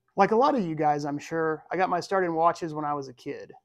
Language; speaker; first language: English; native; English